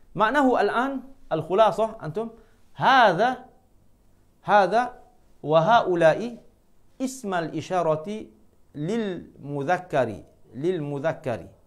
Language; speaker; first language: Arabic; non-native, fluent; Malay